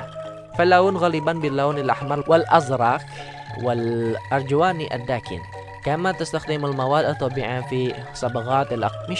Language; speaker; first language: Arabic; non-native, fluent; Indonesian